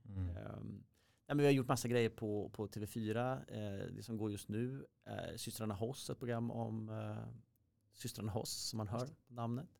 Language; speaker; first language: Swedish; native; Swedish